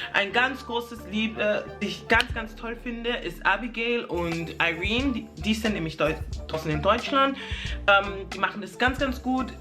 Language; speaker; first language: German; early bilingual, other home language; English